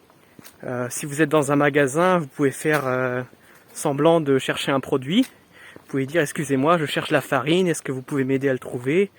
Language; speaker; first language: French; native; French